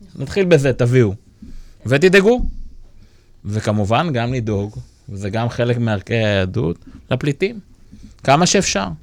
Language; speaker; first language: Hebrew; native; Hebrew